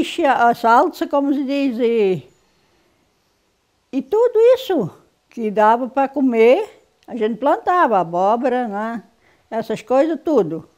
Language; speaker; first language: Portuguese; non-native, local second language; German